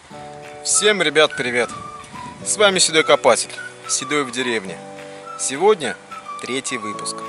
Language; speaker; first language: Russian; native; Russian